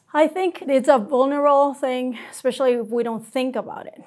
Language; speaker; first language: English; non-native, fluent; Spanish